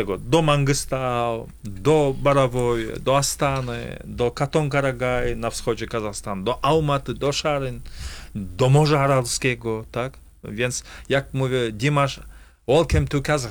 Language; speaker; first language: Polish; non-native, fluent; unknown